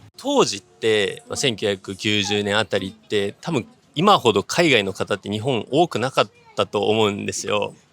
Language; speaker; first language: Japanese; native; Japanese